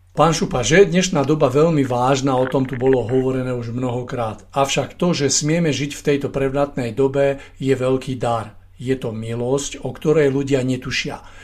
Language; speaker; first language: Slovak; native; Slovak